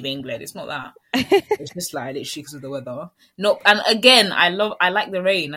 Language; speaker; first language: English; native; English